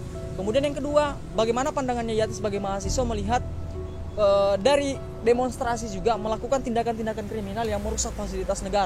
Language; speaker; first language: Indonesian; native; Indonesian